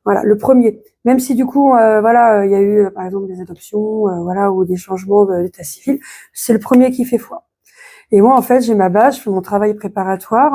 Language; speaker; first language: French; native; French